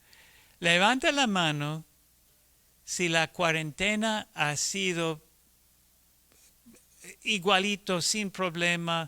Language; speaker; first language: Spanish; non-native, fluent; English